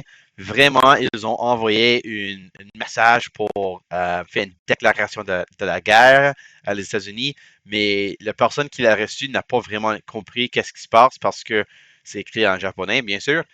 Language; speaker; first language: French; non-native, local second language; English